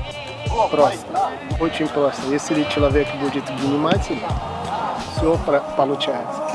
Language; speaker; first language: Russian; non-native, learner; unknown